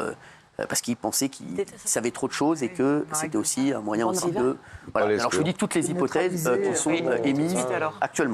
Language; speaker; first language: French; native; French